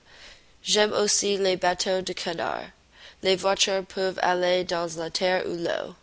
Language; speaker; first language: French; non-native, learner; English